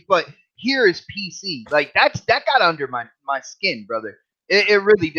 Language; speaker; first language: English; native; English